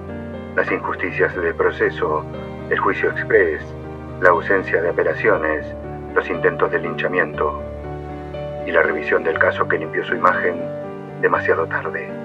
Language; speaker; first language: Spanish; native; Spanish